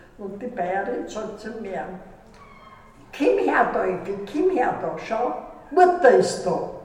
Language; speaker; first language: German; native; German